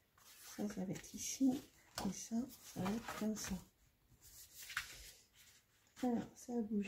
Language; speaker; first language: French; native; French